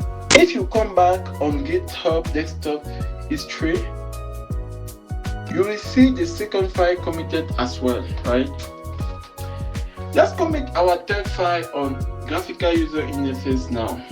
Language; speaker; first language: English; non-native, fluent; French